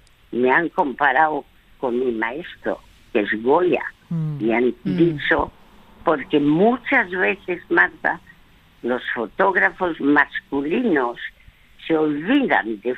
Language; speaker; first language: Spanish; early bilingual, other home language; French